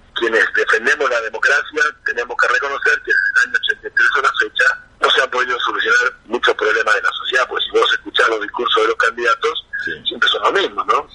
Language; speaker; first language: Spanish; native; Spanish